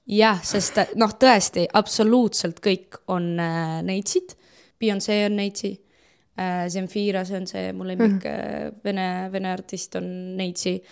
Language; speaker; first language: Estonian; non-native, local second language; Russian